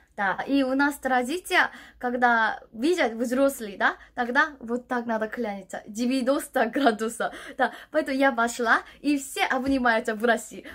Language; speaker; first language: Russian; non-native, learner; Korean